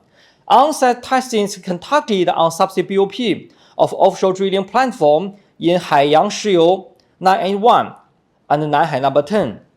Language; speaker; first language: English; non-native, fluent; Chinese